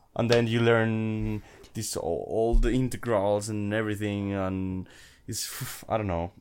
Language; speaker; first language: English; non-native, fluent; Spanish